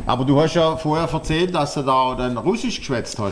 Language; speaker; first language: German; native; German